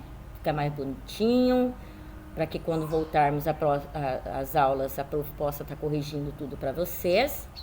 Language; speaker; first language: Portuguese; native; Portuguese